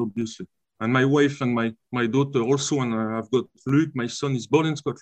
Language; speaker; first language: English; non-native, fluent; French